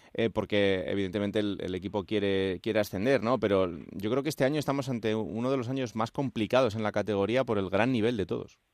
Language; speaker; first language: Spanish; native; Spanish